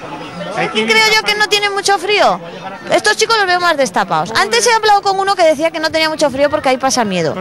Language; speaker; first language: Spanish; native; Spanish